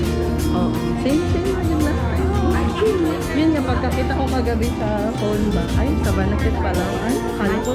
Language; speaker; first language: Filipino; non-native, local second language; Cebuano